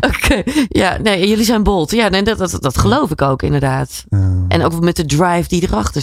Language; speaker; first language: Dutch; native; Dutch